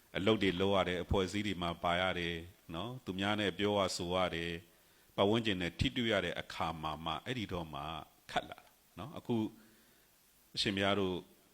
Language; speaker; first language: Burmese; native; Burmese